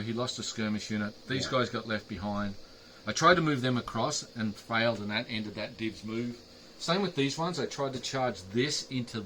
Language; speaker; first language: English; native; English